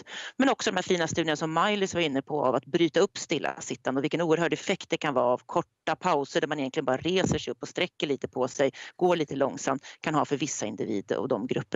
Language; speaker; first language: Swedish; native; Swedish